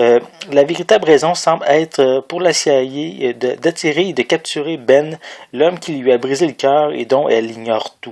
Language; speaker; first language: French; native; French